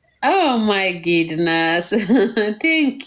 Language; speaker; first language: English; non-native, learner; Amharic